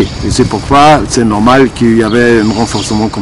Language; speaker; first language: French; non-native, fluent; German